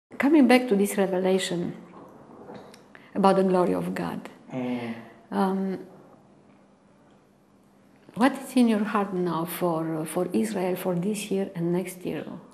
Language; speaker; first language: English; non-native, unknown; Romanian